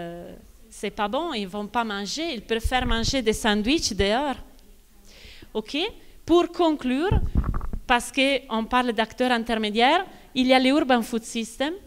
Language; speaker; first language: French; non-native, fluent; Italian